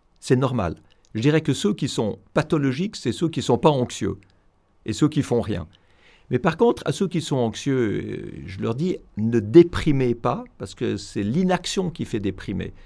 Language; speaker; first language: French; native; French